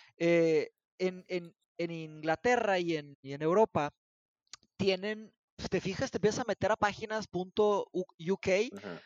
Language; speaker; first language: Spanish; early bilingual, other home language; Portuguese